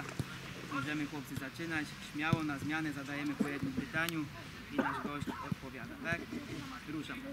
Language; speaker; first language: Polish; native; Polish